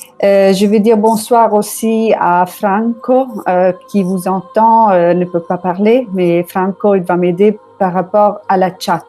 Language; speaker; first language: French; non-native, fluent; Italian